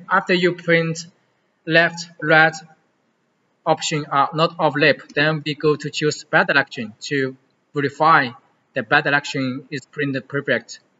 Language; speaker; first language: English; non-native, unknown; Chinese